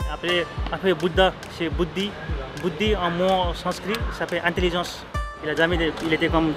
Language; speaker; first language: French; non-native, learner; Nepali